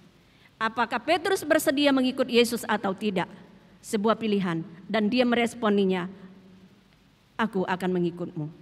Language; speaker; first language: Indonesian; native; Indonesian